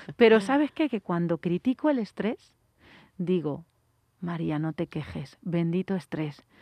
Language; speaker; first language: Spanish; native; Spanish